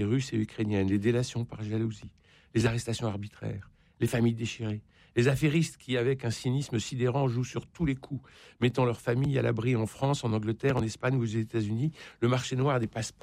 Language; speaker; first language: French; native; French